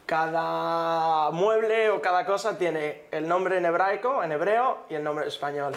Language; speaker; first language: Spanish; native; Spanish